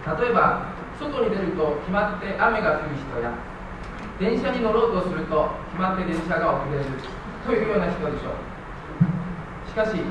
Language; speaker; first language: Japanese; non-native, fluent; Chinese